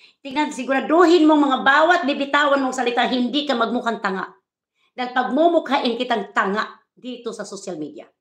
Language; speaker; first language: Filipino; native; Filipino